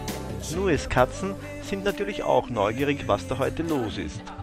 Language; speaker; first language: German; native; German